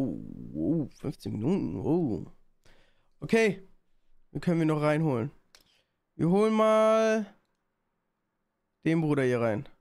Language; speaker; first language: German; native; German